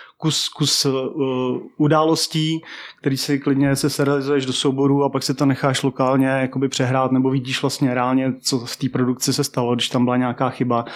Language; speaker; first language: Czech; native; Czech